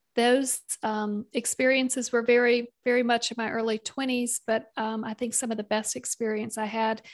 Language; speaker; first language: English; native; English